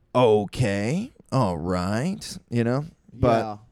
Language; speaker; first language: English; native; English